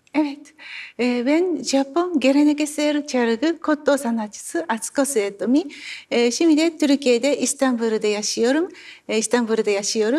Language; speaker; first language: Turkish; non-native, learner; Japanese